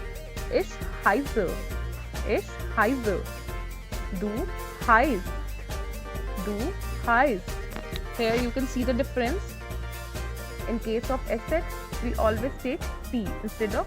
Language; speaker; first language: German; non-native, learner; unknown